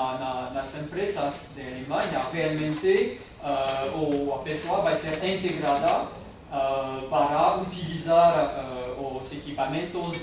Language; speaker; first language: Portuguese; non-native, fluent; French